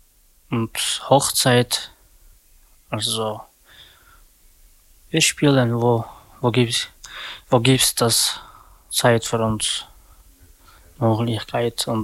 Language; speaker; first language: German; non-native, learner; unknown